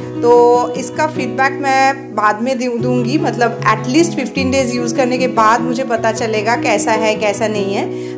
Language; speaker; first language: Hindi; non-native, local second language; Bangla